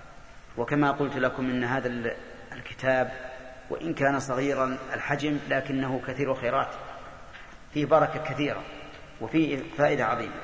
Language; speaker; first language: Arabic; native; Arabic